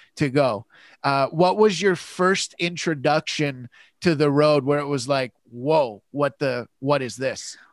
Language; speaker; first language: English; native; English